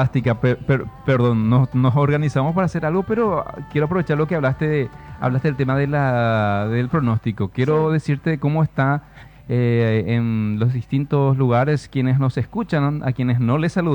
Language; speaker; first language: Spanish; native; Spanish